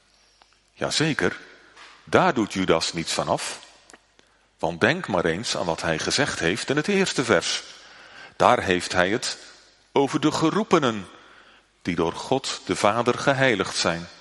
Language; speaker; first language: Dutch; native; Dutch